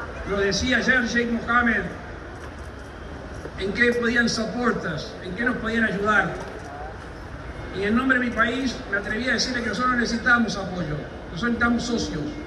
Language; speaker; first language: Spanish; native; Spanish